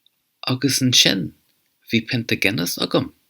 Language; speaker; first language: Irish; non-native, fluent; English